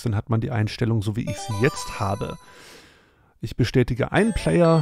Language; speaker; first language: German; native; German